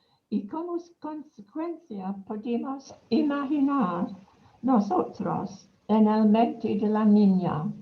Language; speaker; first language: Spanish; non-native, fluent; English